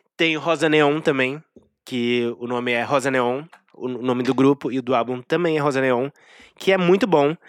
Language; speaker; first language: Portuguese; native; Portuguese